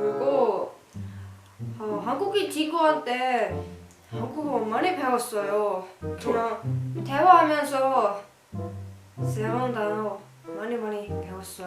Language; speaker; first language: Korean; non-native, learner; Finnish